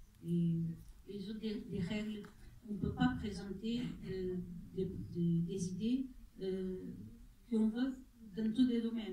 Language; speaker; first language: French; non-native, fluent; Portuguese